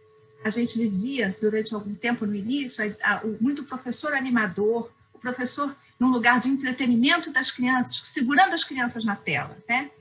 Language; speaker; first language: Portuguese; native; Portuguese